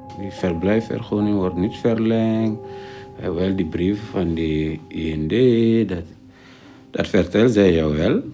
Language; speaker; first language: Dutch; non-native, fluent; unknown